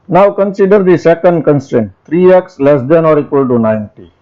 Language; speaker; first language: English; non-native, local second language; Gujarati